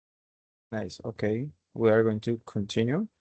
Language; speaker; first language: English; non-native, learner; Spanish